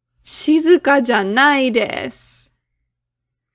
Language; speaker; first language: Japanese; non-native, fluent; English